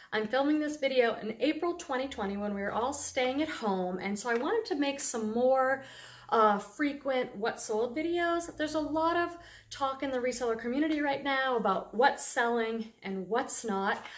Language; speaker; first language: English; native; English